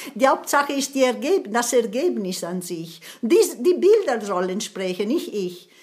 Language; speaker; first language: German; non-native, fluent; Italian